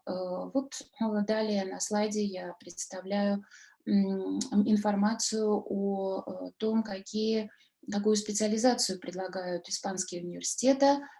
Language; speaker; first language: Russian; native; Russian